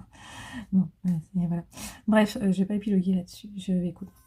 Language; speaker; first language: French; native; French